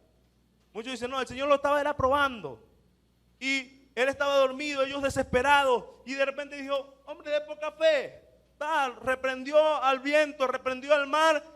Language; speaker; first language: Spanish; native; Spanish